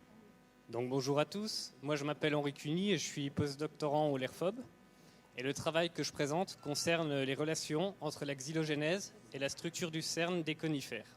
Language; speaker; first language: French; native; French